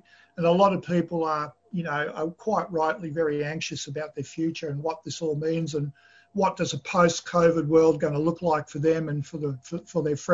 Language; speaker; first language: English; native; English